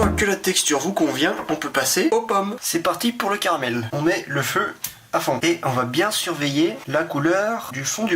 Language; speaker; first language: French; native; French